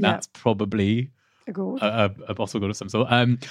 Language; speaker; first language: English; native; English